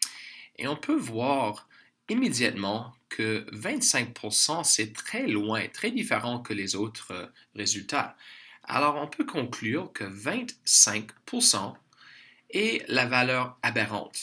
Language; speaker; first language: French; non-native, local second language; English